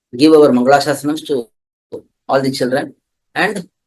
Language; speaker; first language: English; non-native, local second language; Tamil